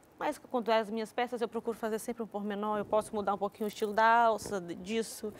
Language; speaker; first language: Portuguese; native; Portuguese